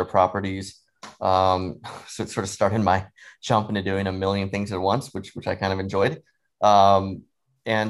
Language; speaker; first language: English; native; English